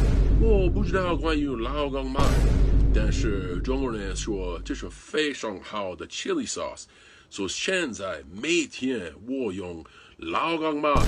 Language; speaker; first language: Chinese; non-native, learner; English